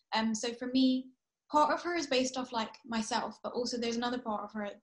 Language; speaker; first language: English; early bilingual, heritage; English